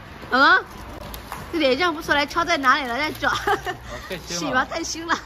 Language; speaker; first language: Chinese; native; Chinese